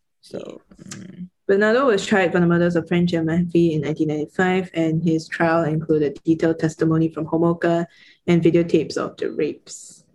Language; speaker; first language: English; native; English